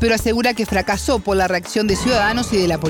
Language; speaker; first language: Spanish; native; Spanish